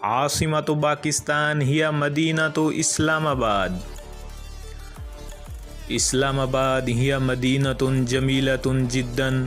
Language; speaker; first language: Arabic; non-native, learner; Urdu